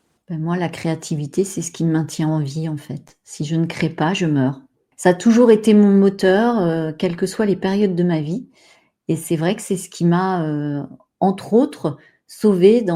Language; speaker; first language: French; native; French